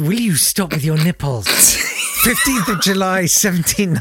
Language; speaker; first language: English; native; English